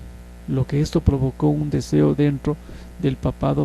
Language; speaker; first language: Spanish; native; Spanish